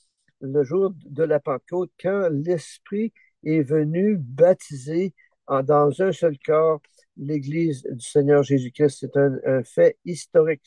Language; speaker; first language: French; native; French